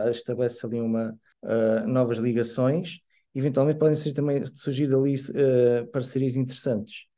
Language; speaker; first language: Portuguese; native; Portuguese